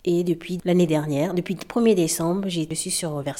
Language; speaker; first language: French; native; French